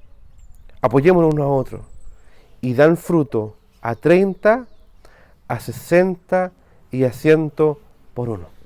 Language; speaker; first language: Spanish; native; Spanish